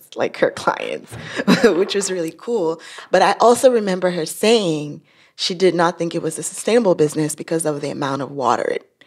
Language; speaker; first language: English; non-native, local second language; Yoruba